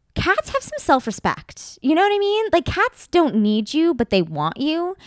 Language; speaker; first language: English; native; English